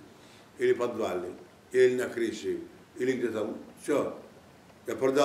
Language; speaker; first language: Russian; non-native, local second language; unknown